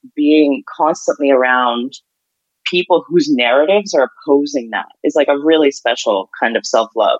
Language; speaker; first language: English; early bilingual, other home language; Ukrainian